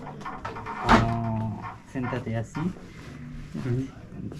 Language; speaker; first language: Spanish; non-native, learner; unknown